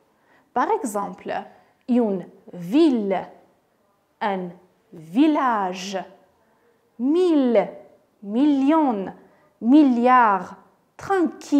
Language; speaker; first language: French; non-native, fluent; Armenian